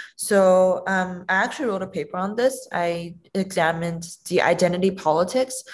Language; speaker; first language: English; non-native, fluent; Chinese